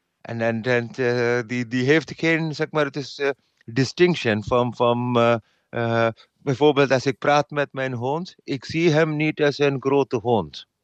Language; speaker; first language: Dutch; non-native, learner; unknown